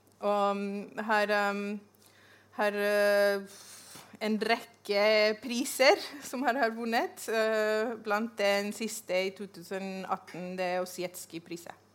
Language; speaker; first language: Norwegian; non-native, fluent; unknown